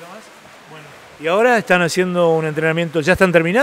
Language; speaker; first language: Spanish; native; Spanish